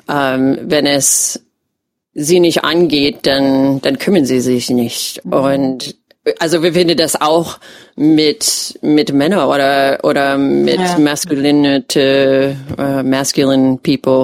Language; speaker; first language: German; non-native, fluent; English